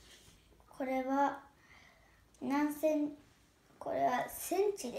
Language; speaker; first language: Japanese; early bilingual, heritage; Japanese